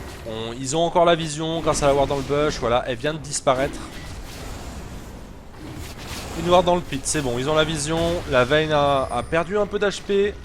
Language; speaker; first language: French; native; French